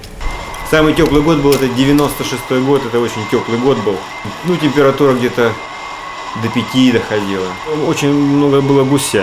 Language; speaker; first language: Russian; native; Russian